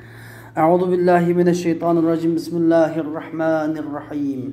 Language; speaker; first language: Arabic; non-native, fluent; Uyghur